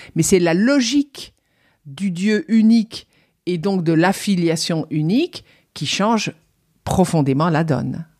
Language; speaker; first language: French; native; French